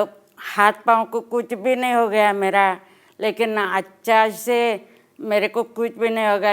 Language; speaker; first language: Hindi; non-native, local second language; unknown